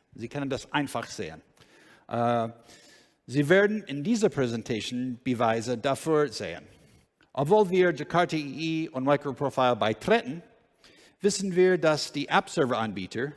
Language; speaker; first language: German; non-native, learner; English